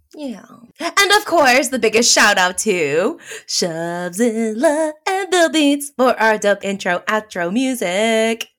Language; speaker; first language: English; early bilingual, other home language; Filipino